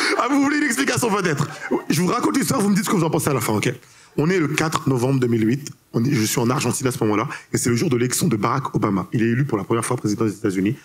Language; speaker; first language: French; early bilingual, other home language; Haitian Creole